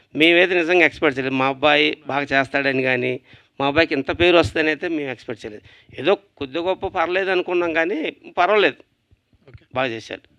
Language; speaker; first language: Telugu; native; Telugu